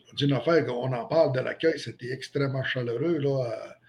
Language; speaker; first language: French; native; French